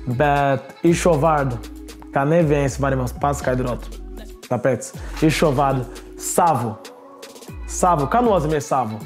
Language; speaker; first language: Latvian; non-native, learner; Portuguese